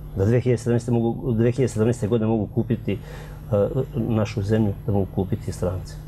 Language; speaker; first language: Serbian; native; Serbian